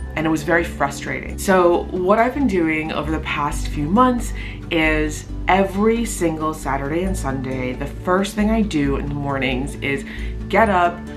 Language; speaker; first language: English; native; English